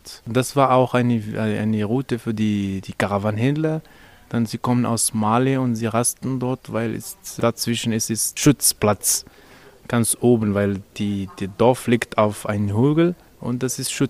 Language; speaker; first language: German; non-native, learner; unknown